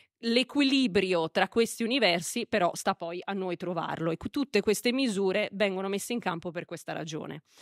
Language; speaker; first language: Italian; native; Italian